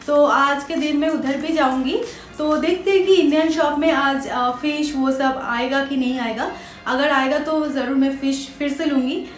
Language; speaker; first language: Hindi; non-native, local second language; Bangla